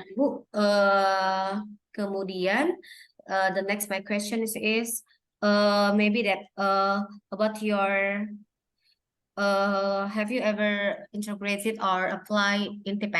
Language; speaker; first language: English; non-native, learner; Indonesian